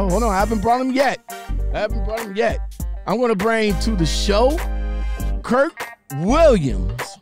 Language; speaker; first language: English; native; English